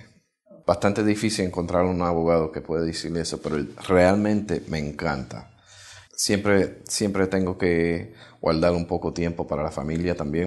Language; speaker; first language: Spanish; early bilingual, heritage; Spanish